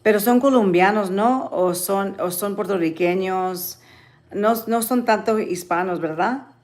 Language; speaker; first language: Spanish; early bilingual, other home language; English